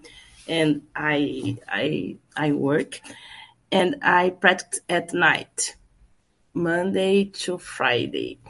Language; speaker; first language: English; non-native, learner; Portuguese